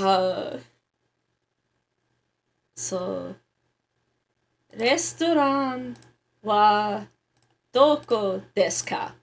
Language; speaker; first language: Japanese; non-native, learner; English